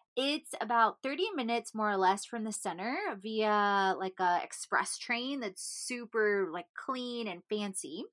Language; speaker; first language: English; early bilingual, other home language; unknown